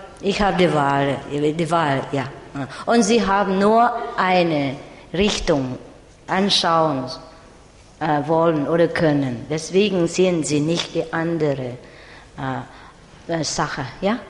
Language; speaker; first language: German; non-native, learner; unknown